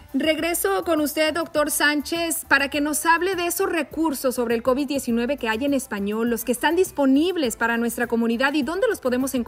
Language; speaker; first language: Spanish; native; Spanish